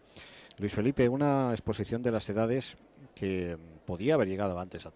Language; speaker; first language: Spanish; native; Spanish